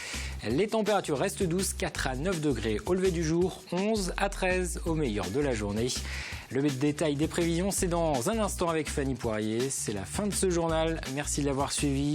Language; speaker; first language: French; native; French